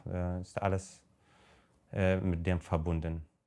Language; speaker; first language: German; non-native, fluent; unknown